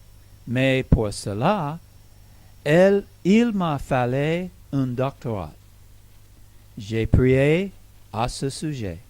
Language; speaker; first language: French; non-native, learner; English